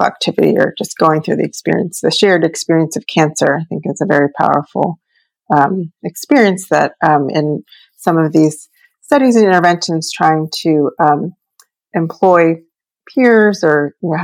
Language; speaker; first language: English; native; English